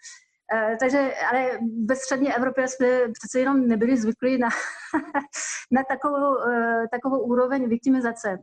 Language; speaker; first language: Czech; non-native, fluent; French